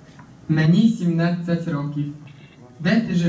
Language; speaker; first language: Ukrainian; non-native, learner; Polish